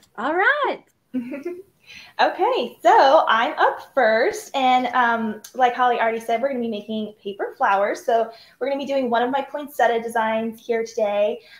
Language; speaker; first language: English; native; English